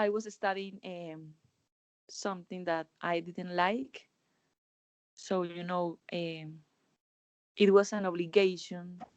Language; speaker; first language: English; non-native, learner; Spanish